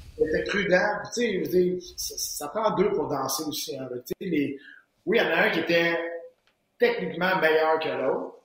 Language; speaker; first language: French; native; French